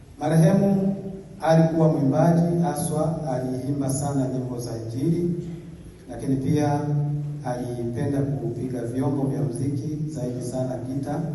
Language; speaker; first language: Swahili; non-native, local second language; Bembe